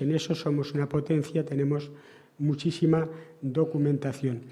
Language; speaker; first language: Spanish; native; Spanish